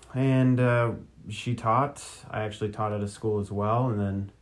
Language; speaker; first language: English; native; English